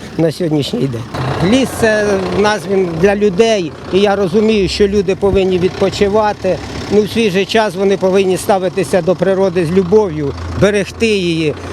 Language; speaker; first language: Ukrainian; native; Ukrainian